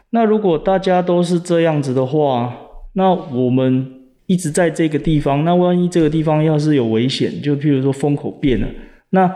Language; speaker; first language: Chinese; native; Chinese